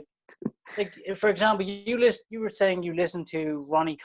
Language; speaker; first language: English; native; English